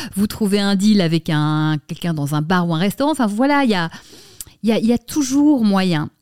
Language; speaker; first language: French; native; French